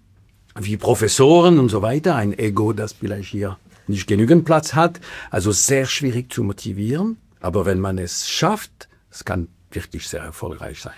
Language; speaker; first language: German; non-native, local second language; French